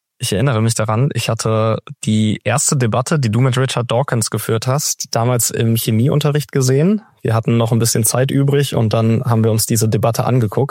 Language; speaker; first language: German; native; German